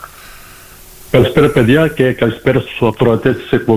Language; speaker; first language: Greek; early bilingual, heritage; Greek